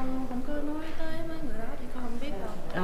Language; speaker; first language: Vietnamese; early bilingual, heritage; Vietnamese